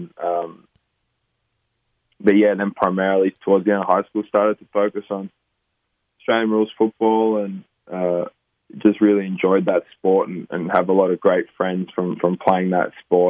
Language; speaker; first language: English; native; English